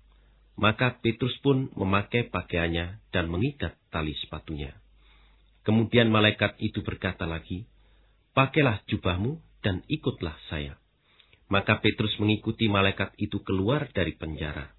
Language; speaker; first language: Indonesian; native; Indonesian